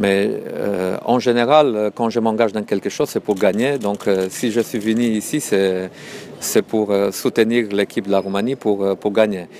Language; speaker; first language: French; non-native, fluent; Romanian